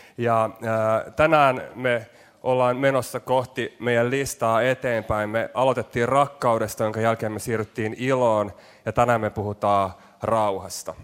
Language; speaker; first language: Finnish; native; Finnish